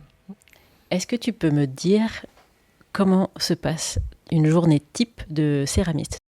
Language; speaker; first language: French; native; French